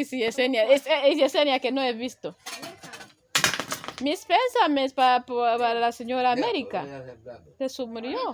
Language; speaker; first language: Spanish; non-native, learner; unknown